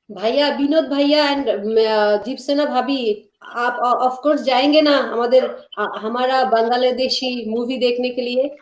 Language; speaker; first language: Hindi; non-native, learner; Bangla